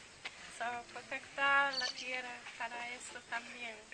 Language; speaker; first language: Spanish; non-native, learner; English